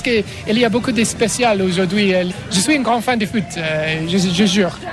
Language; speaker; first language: French; non-native, learner; English